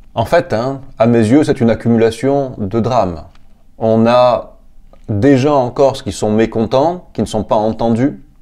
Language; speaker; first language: French; native; French